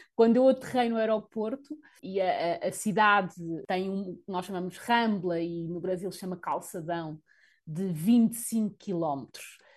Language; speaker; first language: Portuguese; native; Portuguese